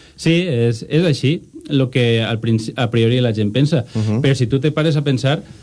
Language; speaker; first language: Catalan; native; Catalan